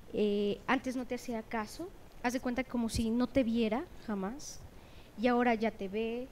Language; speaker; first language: Spanish; native; Spanish